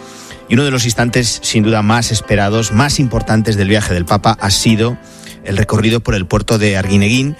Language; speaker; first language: Spanish; native; Spanish